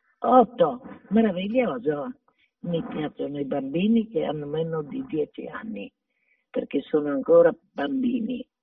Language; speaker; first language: Italian; native; Italian